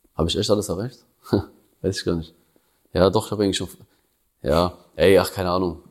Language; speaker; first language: German; early bilingual, other home language; Albanian